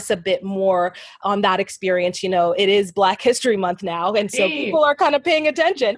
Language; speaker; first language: English; native; English